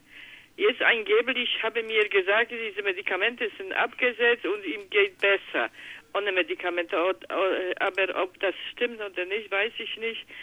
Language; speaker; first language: German; non-native, learner; Polish